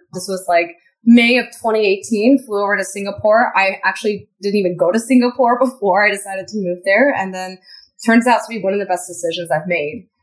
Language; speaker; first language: English; native; English